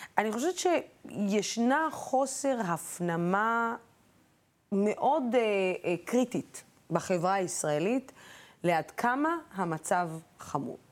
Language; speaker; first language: Hebrew; non-native, local second language; Arabic